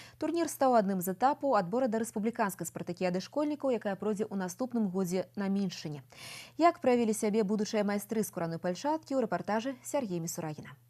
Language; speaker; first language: Belarusian; non-native, local second language; Russian